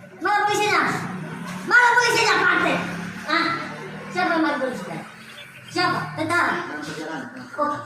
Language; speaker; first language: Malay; non-native, local second language; Nias